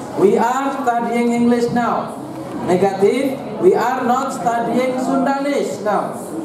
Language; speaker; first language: English; non-native, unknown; Indonesian